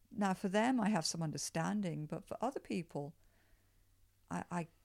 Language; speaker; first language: English; native; English